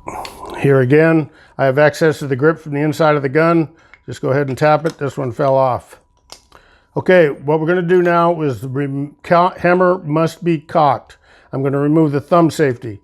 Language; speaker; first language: English; native; English